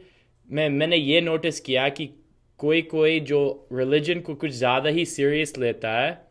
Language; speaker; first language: Hindi; non-native, fluent; English